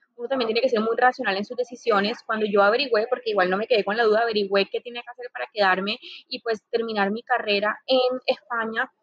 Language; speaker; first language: Spanish; native; Spanish